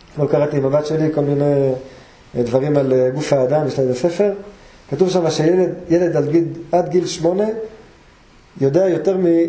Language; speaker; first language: Hebrew; native; Hebrew